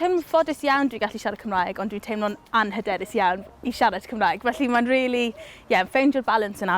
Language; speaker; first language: Welsh; non-native, local second language; English